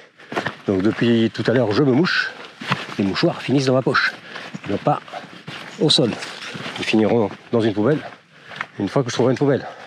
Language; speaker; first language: French; native; French